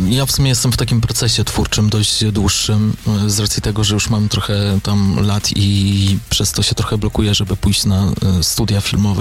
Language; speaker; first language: Polish; native; Polish